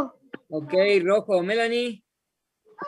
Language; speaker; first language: Spanish; native; Spanish